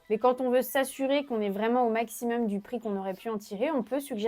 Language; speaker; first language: French; native; French